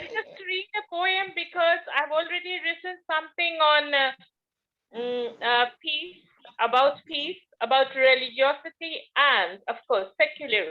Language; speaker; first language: English; non-native, learner; Italian